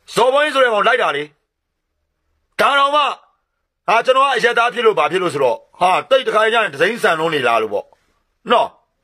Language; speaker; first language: Burmese; non-native, local second language; Shan